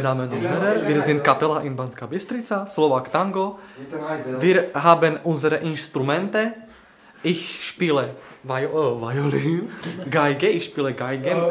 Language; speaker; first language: German; non-native, learner; Slovak